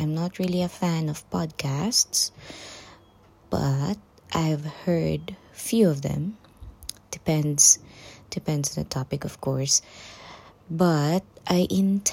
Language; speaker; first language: English; non-native, local second language; Cebuano